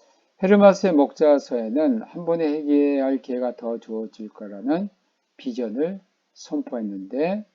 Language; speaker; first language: Korean; native; Korean